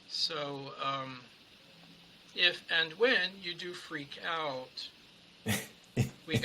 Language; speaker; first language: English; native; English